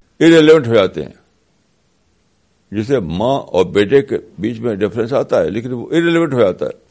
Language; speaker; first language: Urdu; native; Urdu